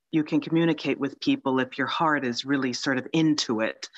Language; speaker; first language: English; early bilingual, other home language; Finnish